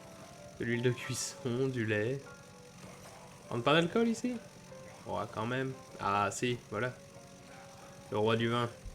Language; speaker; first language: French; native; French